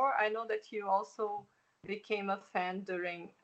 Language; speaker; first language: English; non-native, fluent; Portuguese